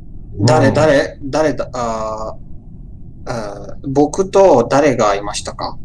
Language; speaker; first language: Japanese; non-native, learner; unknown